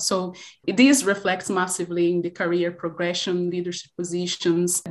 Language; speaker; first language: English; non-native, fluent; Portuguese